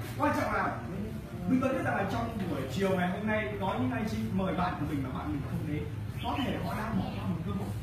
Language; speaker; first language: Vietnamese; native; Vietnamese